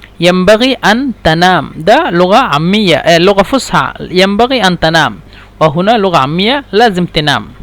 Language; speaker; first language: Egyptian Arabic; non-native, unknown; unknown